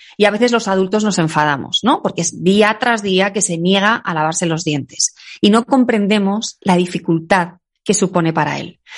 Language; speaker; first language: Spanish; native; Spanish